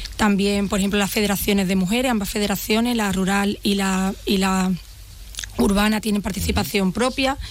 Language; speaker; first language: Spanish; native; Spanish